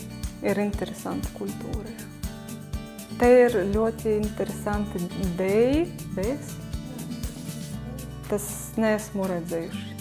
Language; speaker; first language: Latvian; non-native, learner; Russian